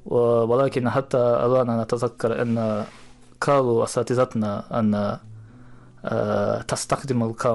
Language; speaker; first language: Arabic; non-native, fluent; Japanese